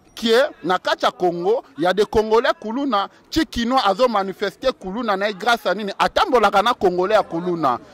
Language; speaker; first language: Lingala; native; Lingala